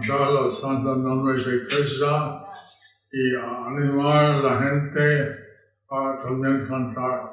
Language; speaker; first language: Spanish; non-native, learner; English